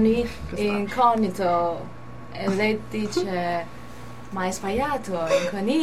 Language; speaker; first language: Italian; non-native, learner; Cantonese